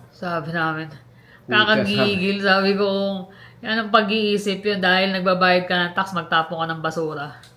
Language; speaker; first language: Filipino; native; Filipino